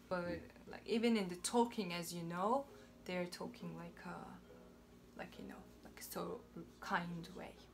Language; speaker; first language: English; non-native, fluent; Turkish